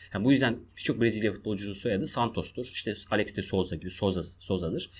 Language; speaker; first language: Turkish; non-native, local second language; Kurdish